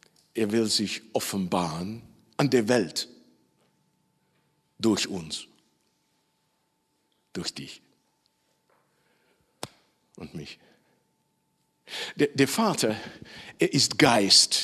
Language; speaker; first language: German; non-native, fluent; Dutch